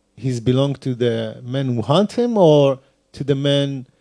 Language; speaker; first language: English; non-native, fluent; Hebrew